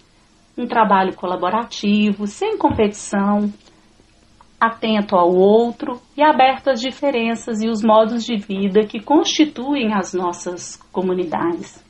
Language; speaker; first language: Portuguese; native; Portuguese